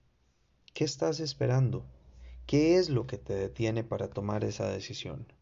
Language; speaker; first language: Spanish; native; Spanish